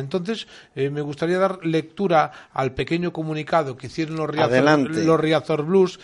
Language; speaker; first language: Spanish; native; Spanish